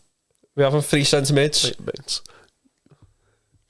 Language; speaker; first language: English; native; English